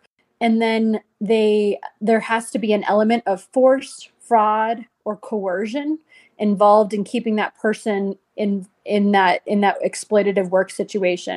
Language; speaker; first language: English; native; English